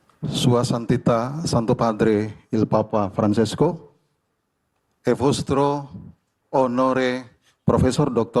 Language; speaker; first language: Italian; non-native, learner; Indonesian